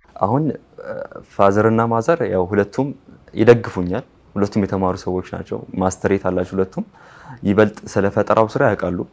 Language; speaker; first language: Amharic; non-native, local second language; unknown